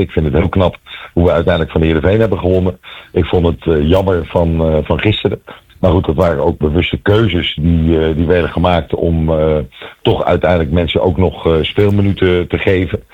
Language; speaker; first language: Dutch; native; Dutch